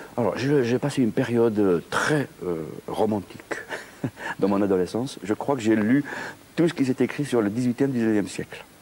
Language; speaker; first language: French; non-native, local second language; Kabyle